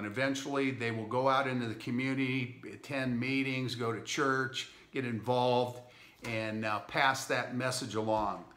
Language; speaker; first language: English; native; English